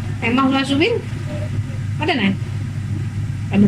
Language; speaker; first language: German; non-native, learner; Indonesian